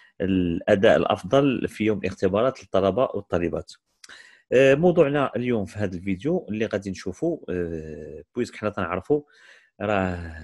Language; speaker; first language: Arabic; native; Arabic